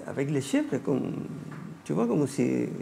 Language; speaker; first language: French; non-native, fluent; Spanish